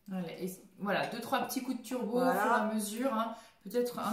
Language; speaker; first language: French; native; French